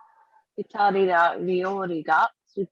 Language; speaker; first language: Japanese; non-native, learner; English